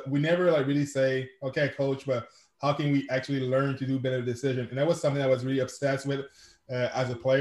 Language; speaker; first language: English; non-native, fluent; French